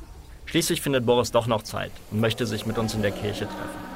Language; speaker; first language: German; native; German